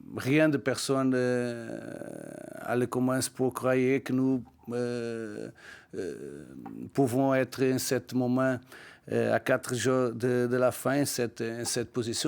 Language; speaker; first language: French; non-native, learner; Portuguese